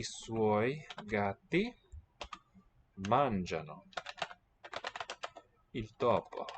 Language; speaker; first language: Italian; non-native, learner; English